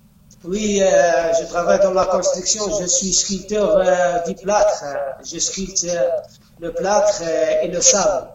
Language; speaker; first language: French; non-native, learner; Arabic